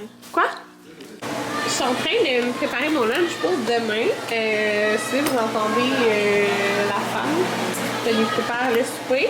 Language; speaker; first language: French; native; French